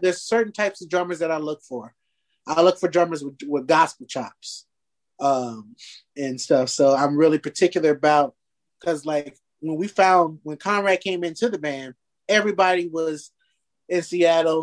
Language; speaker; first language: English; native; English